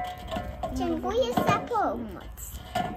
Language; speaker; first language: Polish; early bilingual, heritage; Polish